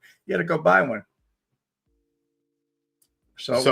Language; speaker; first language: English; native; English